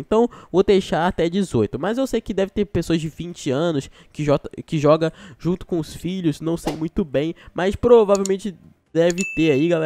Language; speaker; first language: Portuguese; native; Portuguese